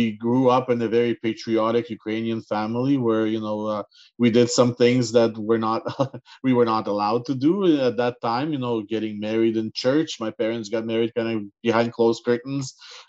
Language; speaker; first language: English; non-native, fluent; Ukrainian